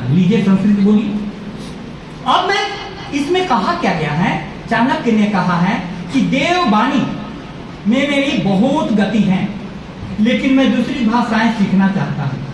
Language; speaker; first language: Hindi; non-native, local second language; Bhojpuri